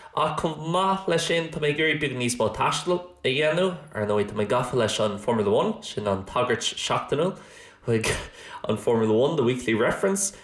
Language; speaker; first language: Irish; non-native, local second language; English